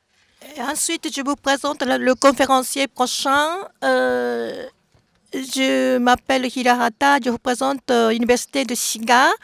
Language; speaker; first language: French; non-native, fluent; Japanese